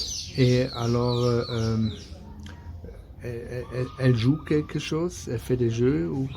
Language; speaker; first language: French; non-native, fluent; German